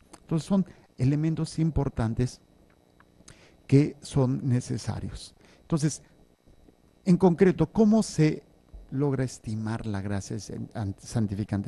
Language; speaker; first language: Spanish; native; Spanish